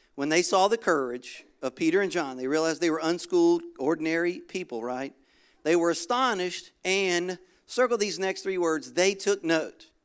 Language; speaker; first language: English; native; English